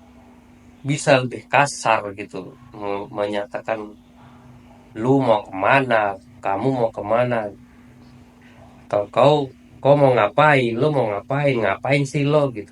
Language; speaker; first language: Indonesian; native; Indonesian